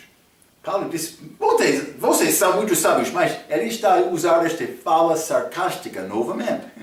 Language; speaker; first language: Portuguese; non-native, fluent; English